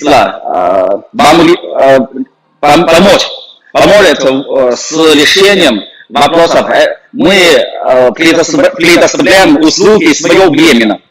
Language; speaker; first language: Russian; non-native, fluent; Chinese